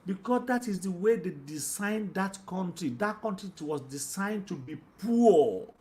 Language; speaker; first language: English; non-native, local second language; Yoruba